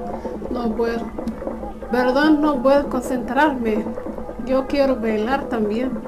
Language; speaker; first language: Spanish; non-native, learner; Somali